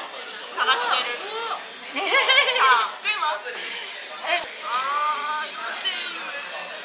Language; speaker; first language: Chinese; non-native, learner; Japanese